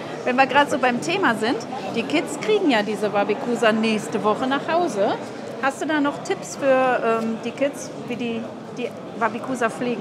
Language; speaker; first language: German; native; German